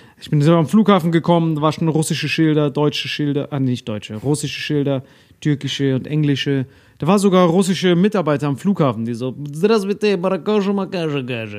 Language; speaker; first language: German; native; German